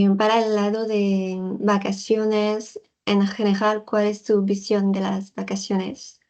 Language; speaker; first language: Spanish; non-native, fluent; French